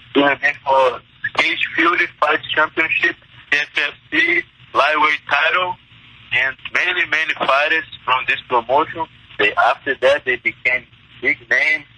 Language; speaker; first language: English; non-native, fluent; Portuguese